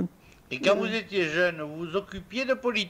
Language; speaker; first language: French; native; French